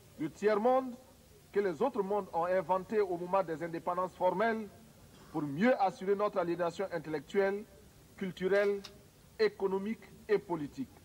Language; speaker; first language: French; non-native, local second language; Mossi